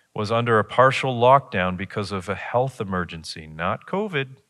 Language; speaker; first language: English; native; English